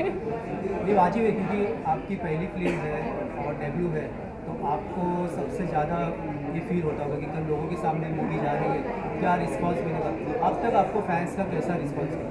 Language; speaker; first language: Hindi; native; Hindi